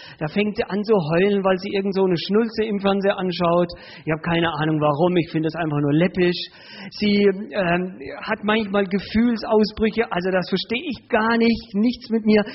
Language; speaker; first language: German; early bilingual, other home language; Spanish